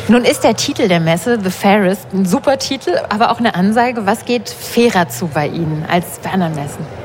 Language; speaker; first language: German; native; German